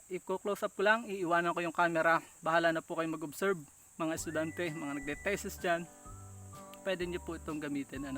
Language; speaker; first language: Filipino; native; Filipino